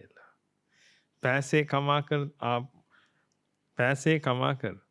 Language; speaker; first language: Hindi; non-native, fluent; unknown